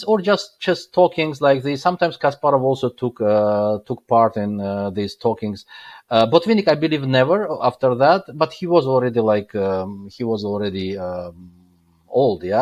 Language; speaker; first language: English; non-native, fluent; Azerbaijani